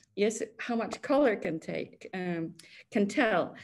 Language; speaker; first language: English; non-native, fluent; Polish